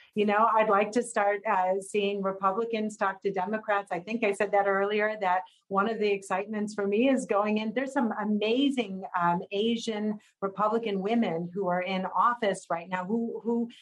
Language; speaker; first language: English; native; English